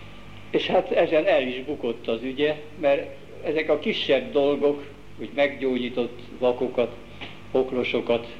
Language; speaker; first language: Hungarian; native; Hungarian